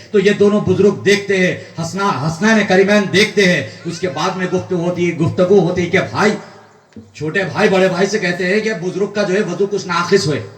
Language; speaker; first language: Urdu; native; Urdu